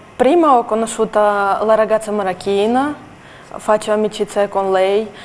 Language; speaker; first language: Italian; non-native, learner; Russian